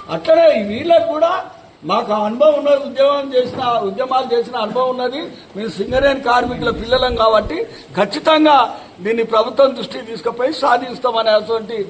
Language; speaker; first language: Telugu; native; Telugu